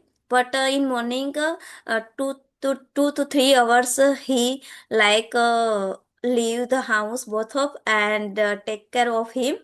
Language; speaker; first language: English; non-native, learner; Gujarati